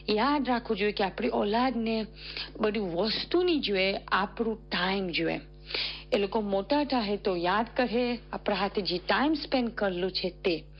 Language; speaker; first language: Gujarati; early bilingual, heritage; Gujarati